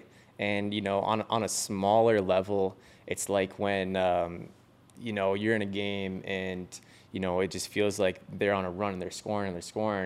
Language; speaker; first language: English; native; English